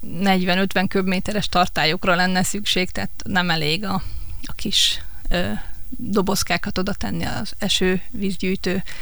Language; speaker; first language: Hungarian; native; Hungarian